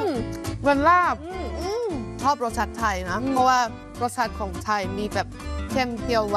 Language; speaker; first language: Thai; non-native, fluent; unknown